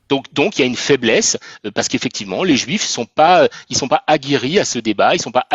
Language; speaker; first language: French; native; French